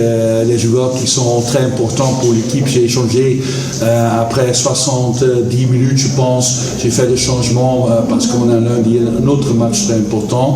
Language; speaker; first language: French; non-native, fluent; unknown